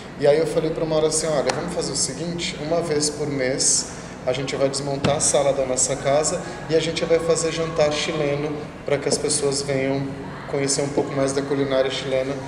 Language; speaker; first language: Portuguese; native; Portuguese